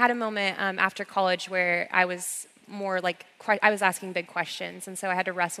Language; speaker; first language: English; native; English